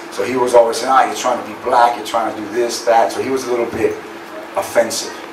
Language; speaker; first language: English; native; English